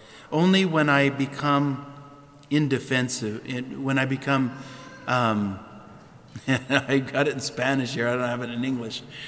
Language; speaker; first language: English; native; English